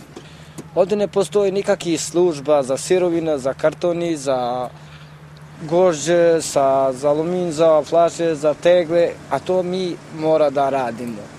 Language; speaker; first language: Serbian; non-native, local second language; Romany